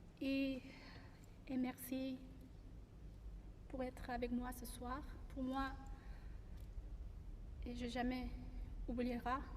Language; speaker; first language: French; non-native, learner; Korean